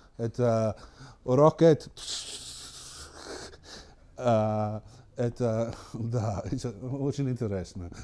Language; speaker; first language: Russian; non-native, learner; English